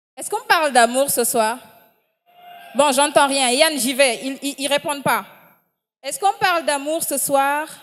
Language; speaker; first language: French; non-native, local second language; Wolof